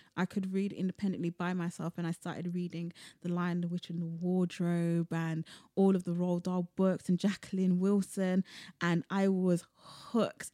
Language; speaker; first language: English; native; English